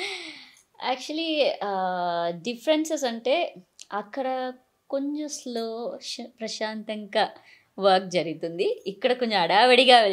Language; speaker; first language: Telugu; non-native, learner; Malayalam